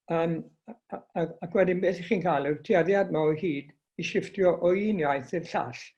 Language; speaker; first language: Welsh; native; Welsh